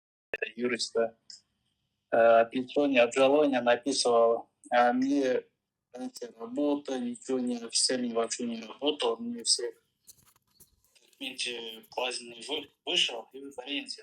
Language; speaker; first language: Russian; non-native, learner; Kyrgyz